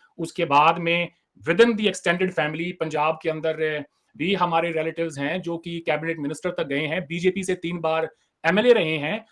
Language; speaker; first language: Hindi; native; Hindi